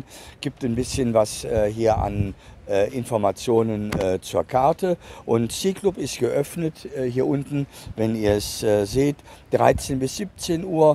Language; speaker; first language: German; native; German